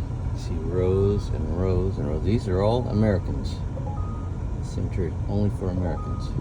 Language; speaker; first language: English; native; English